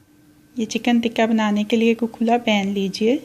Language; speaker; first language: Urdu; native; Urdu